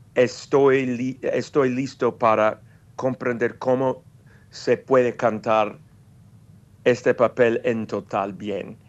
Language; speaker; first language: Spanish; non-native, fluent; English